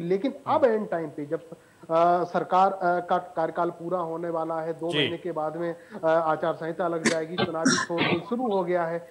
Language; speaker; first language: Hindi; native; Hindi